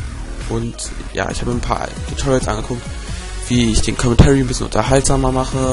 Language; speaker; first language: German; native; German